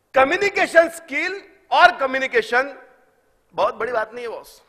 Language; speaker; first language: Hindi; non-native, local second language; Marathi